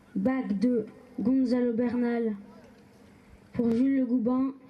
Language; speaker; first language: French; native; French